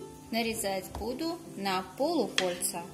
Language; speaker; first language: Russian; non-native, fluent; Armenian